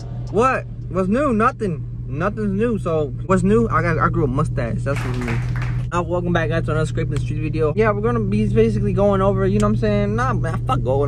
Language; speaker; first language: English; early bilingual, other home language; Spanish